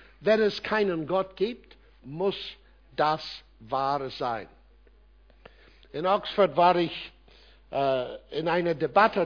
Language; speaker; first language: German; non-native, fluent; English